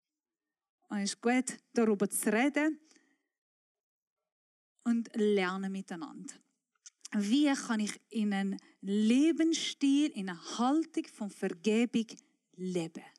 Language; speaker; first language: German; non-native, fluent; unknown